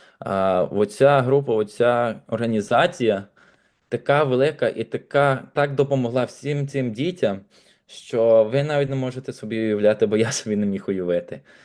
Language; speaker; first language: Ukrainian; native; Ukrainian